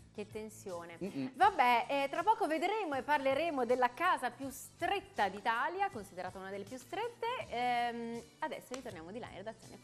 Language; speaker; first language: Italian; native; Italian